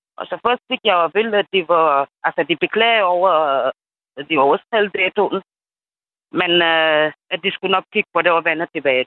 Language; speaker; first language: Danish; non-native, fluent; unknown